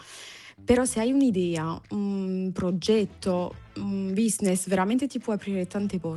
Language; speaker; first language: Italian; non-native, fluent; French